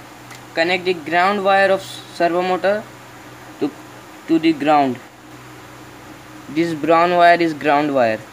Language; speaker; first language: English; non-native, learner; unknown